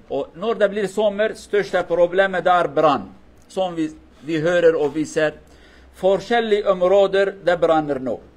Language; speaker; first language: Norwegian; non-native, learner; Kurdish